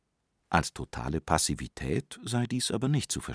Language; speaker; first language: German; native; German